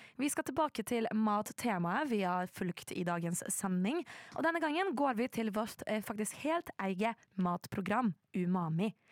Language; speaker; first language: Norwegian; native; Norwegian